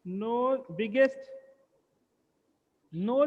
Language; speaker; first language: English; non-native, local second language; Hindi